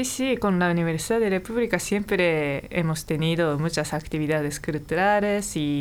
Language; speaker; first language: Spanish; non-native, fluent; Japanese